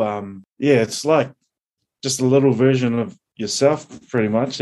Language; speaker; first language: English; native; English